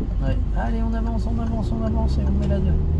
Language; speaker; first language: French; native; French